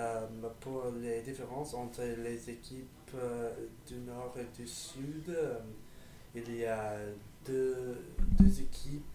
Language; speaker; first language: French; non-native, learner; English